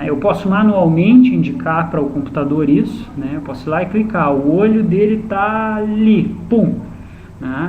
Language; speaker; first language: Portuguese; native; Portuguese